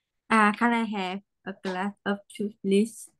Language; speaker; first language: English; non-native, learner; Vietnamese